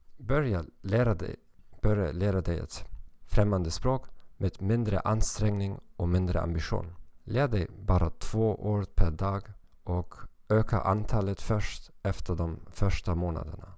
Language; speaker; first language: Swedish; non-native, learner; German